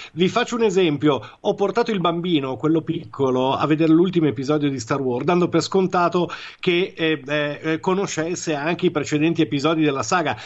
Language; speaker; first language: Italian; native; Italian